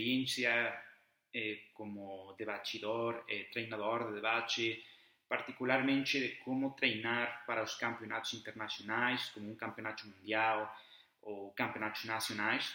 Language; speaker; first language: Portuguese; non-native, fluent; Spanish